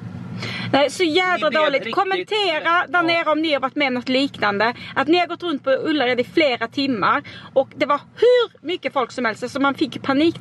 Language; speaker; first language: Swedish; native; Swedish